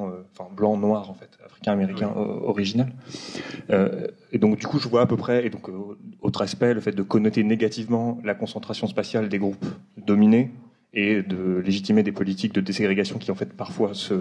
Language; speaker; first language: French; native; French